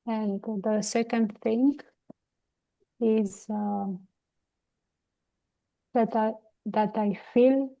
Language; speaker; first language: English; non-native, learner; Romanian